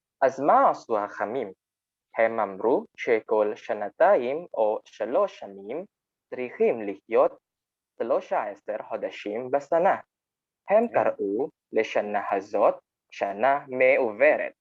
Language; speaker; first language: Hebrew; non-native, learner; Indonesian